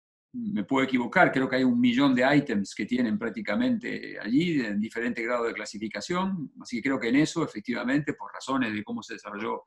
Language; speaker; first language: Spanish; native; Spanish